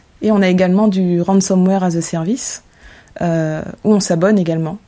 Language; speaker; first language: French; native; French